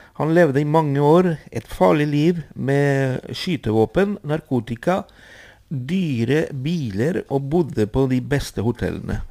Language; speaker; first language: Norwegian; non-native, fluent; Spanish